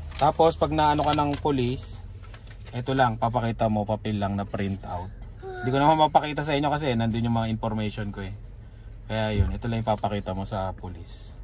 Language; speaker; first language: Filipino; native; Filipino